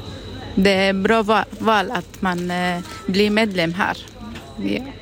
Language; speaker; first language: Swedish; non-native, learner; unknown